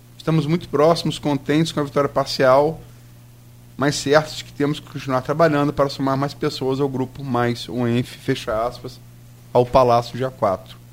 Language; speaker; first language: Portuguese; native; Portuguese